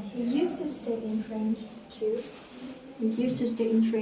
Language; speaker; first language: English; non-native, fluent; Vietnamese